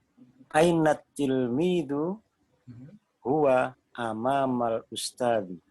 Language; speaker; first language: Arabic; non-native, learner; Indonesian